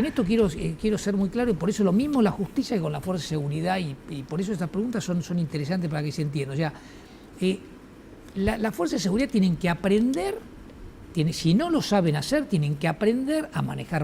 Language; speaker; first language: Spanish; native; Spanish